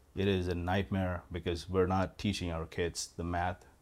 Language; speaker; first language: English; non-native, local second language; Malayalam